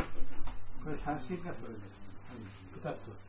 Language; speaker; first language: Japanese; non-native, learner; Bangla